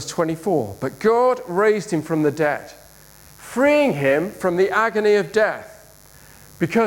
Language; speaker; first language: English; native; English